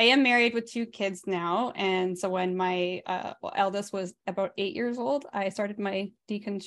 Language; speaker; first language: English; native; English